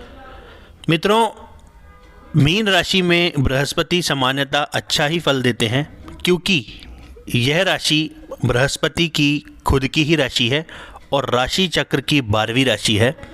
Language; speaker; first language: Hindi; native; Hindi